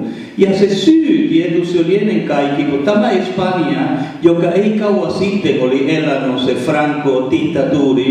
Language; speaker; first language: Finnish; non-native, fluent; Spanish